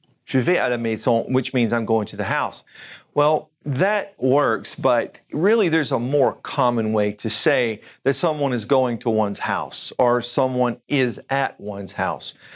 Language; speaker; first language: English; native; English